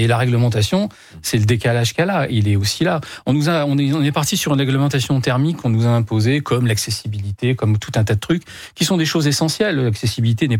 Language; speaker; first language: French; native; French